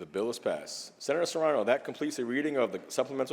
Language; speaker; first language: English; native; English